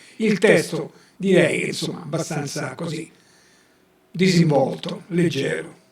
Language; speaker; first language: Italian; native; Italian